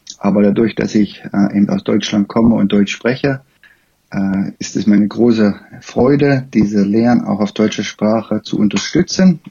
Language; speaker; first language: German; native; German